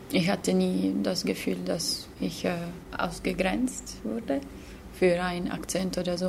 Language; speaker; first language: German; non-native, fluent; Slovenian